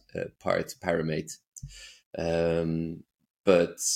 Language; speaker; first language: English; non-native, fluent; Dutch